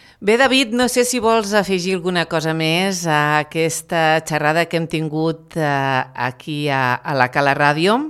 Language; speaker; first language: Catalan; native; Catalan